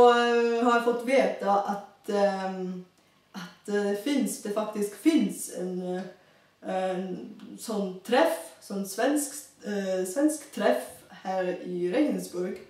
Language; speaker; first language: Swedish; non-native, fluent; Bulgarian